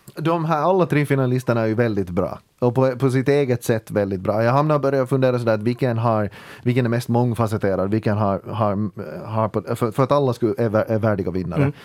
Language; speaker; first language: Swedish; native; Swedish